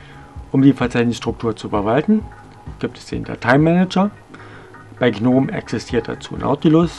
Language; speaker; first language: German; native; German